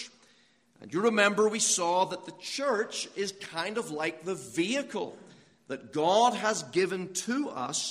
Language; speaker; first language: English; native; English